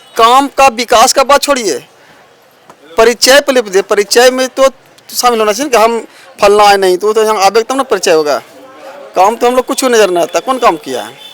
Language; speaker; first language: Hindi; native; Hindi